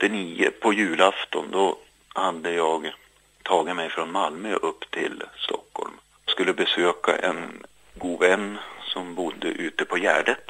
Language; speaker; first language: Swedish; native; Swedish